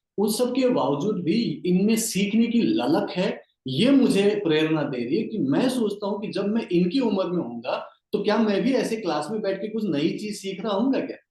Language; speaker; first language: Hindi; native; Hindi